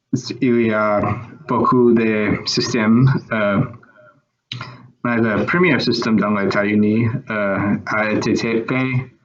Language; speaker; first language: French; non-native, learner; English